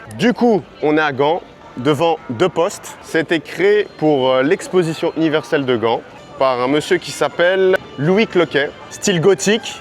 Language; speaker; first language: French; native; French